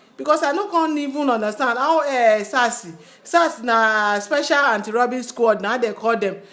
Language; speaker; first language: Nigerian Pidgin; non-native, local second language; Yoruba